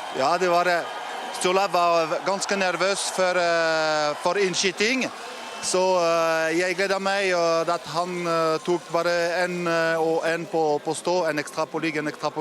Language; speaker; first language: Norwegian; non-native, fluent; French